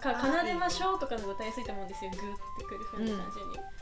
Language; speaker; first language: Japanese; native; Japanese